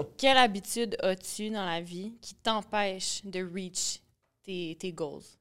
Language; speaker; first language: French; native; French